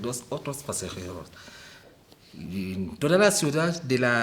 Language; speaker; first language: Spanish; non-native, fluent; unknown